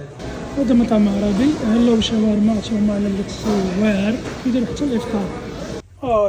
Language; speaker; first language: Arabic; native; Arabic